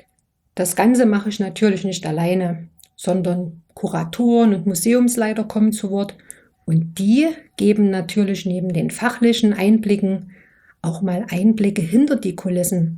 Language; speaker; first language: German; native; German